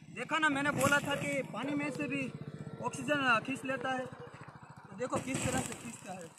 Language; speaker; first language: Hindi; non-native, local second language; Gujarati